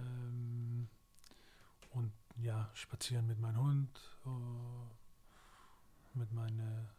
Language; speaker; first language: German; non-native, learner; Bosnian